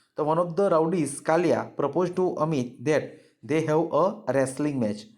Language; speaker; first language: English; non-native, local second language; Gujarati